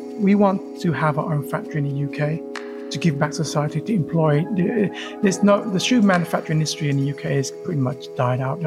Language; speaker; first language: English; early bilingual, other home language; Vietnamese